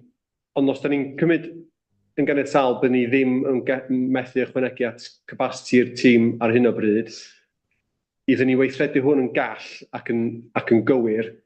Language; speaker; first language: Welsh; native; Welsh